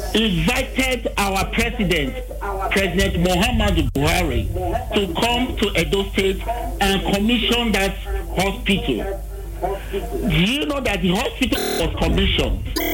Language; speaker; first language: English; non-native, local second language; Bini